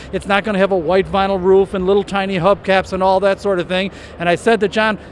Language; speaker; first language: English; native; English